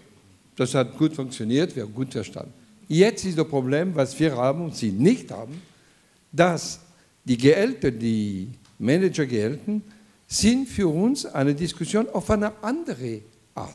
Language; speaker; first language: German; non-native, fluent; French